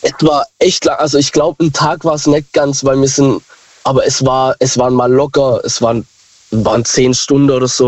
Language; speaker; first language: German; native; German